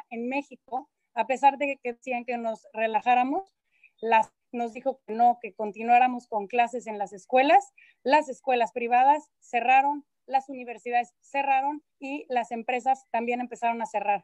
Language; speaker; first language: Spanish; native; Spanish